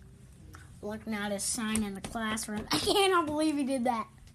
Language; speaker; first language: English; native; English